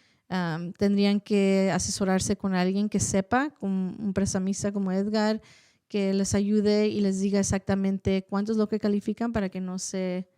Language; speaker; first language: Spanish; early bilingual, heritage; Spanish